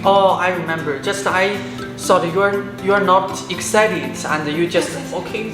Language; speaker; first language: English; non-native, learner; Chinese